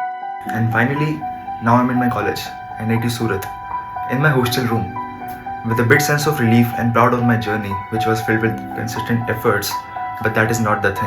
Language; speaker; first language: English; non-native, local second language; Hindi